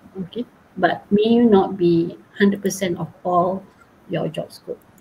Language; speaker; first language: English; non-native, local second language; Malay